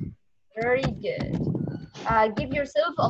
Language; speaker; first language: English; non-native, fluent; Arabic